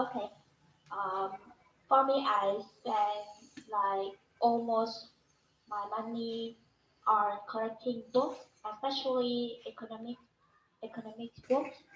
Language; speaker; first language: English; non-native, learner; Vietnamese